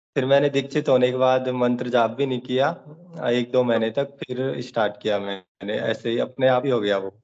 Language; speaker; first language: Hindi; native; Hindi